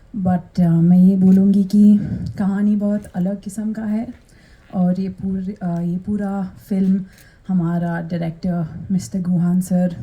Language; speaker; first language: Hindi; non-native, local second language; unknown